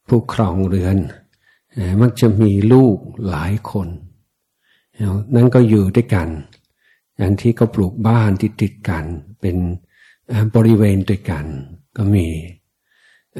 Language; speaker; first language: Thai; non-native, fluent; English